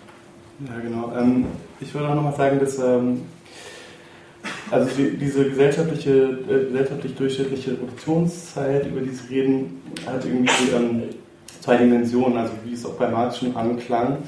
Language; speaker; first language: German; native; German